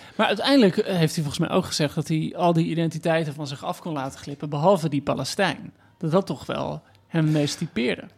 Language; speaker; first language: Dutch; native; Dutch